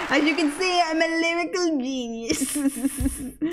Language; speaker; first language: English; native; English